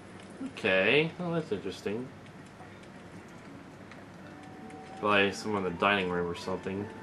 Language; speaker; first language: English; native; English